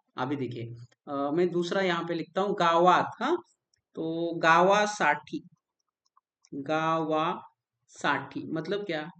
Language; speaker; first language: Hindi; non-native, local second language; Marathi